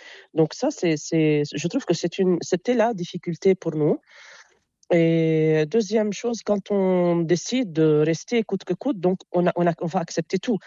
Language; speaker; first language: French; non-native, local second language; Arabic